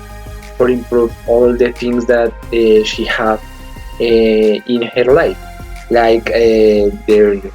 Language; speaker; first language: English; non-native, learner; Spanish